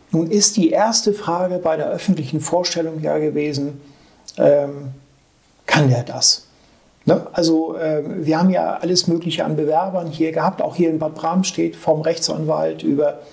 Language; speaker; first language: German; native; German